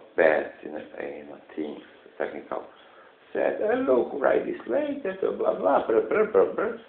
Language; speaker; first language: English; non-native, learner; Serbian